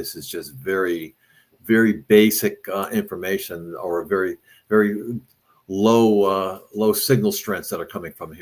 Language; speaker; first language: English; native; English